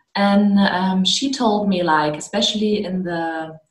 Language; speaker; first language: English; non-native, fluent; German